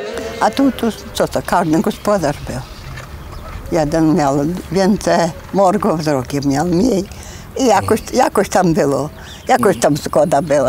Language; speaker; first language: Polish; non-native, local second language; Ukrainian